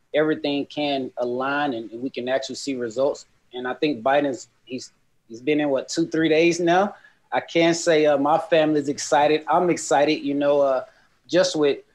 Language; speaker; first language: English; native; English